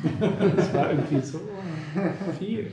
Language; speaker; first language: German; native; German